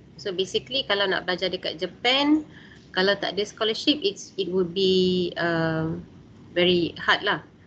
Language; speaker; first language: English; non-native, local second language; Malay